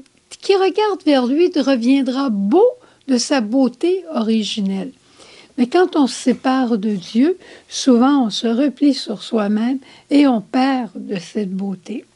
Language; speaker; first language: French; native; French